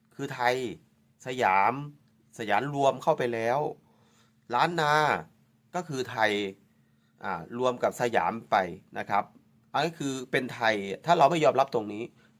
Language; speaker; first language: Thai; native; Thai